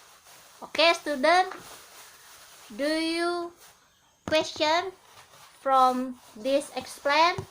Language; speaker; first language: English; non-native, learner; Indonesian